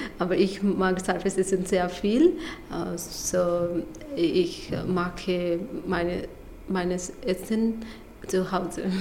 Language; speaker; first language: German; non-native, learner; Bangla